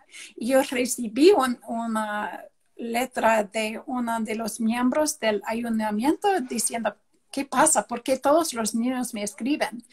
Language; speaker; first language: Spanish; non-native, fluent; English